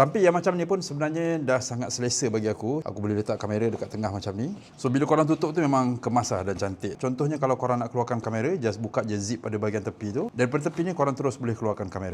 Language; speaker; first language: Malay; native; Malay